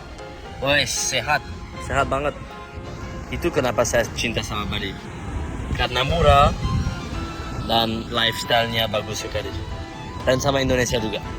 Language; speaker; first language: Indonesian; non-native, fluent; French